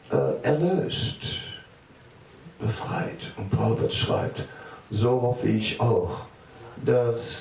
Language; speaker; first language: German; non-native, fluent; Dutch